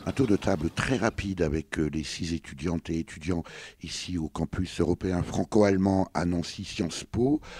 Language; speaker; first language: French; native; French